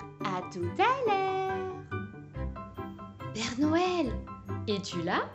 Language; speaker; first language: French; native; French